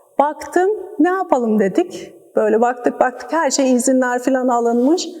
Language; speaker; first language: Turkish; native; Turkish